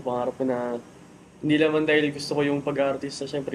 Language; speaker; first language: Filipino; early bilingual, other home language; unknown